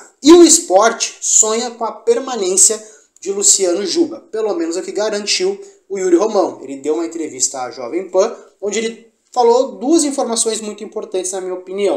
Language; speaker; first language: Portuguese; native; Portuguese